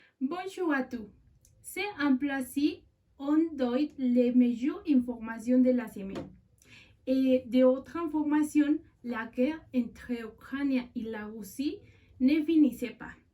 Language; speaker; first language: French; non-native, learner; Spanish